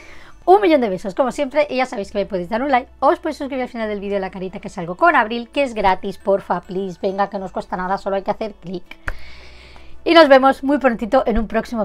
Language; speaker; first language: Spanish; native; Spanish